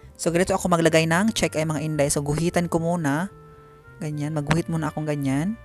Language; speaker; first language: Filipino; non-native, local second language; Cebuano